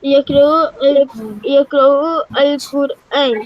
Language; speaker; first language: Arabic; non-native, learner; Malay